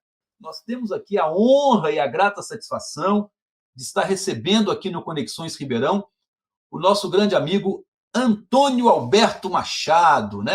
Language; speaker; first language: Portuguese; native; Portuguese